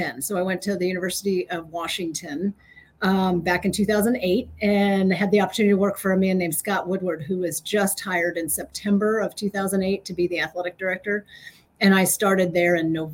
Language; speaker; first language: English; native; English